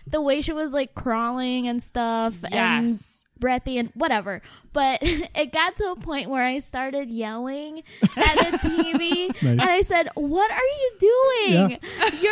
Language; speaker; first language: English; non-native, local second language; Filipino